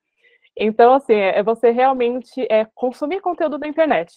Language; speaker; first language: Portuguese; native; Portuguese